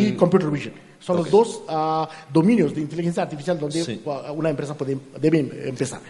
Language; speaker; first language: Spanish; non-native, fluent; Hindi